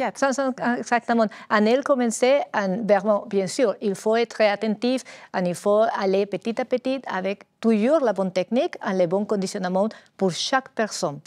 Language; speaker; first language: French; non-native, learner; Spanish